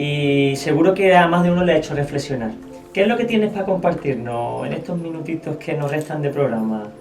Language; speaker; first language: Spanish; native; Spanish